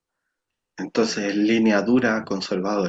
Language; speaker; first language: Spanish; native; Spanish